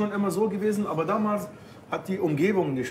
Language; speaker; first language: German; non-native, fluent; Arabic